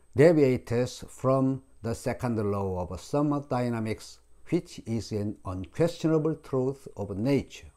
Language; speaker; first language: English; non-native, fluent; Korean